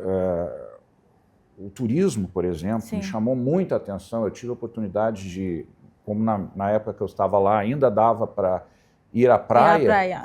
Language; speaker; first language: Portuguese; native; Portuguese